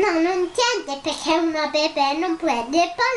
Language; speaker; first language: Spanish; early bilingual, heritage; Spanish